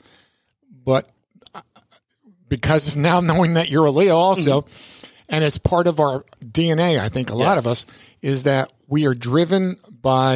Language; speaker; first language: English; early bilingual, other home language; Italian